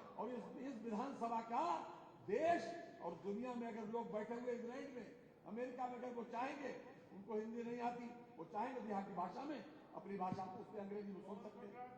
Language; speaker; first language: Hindi; native; Hindi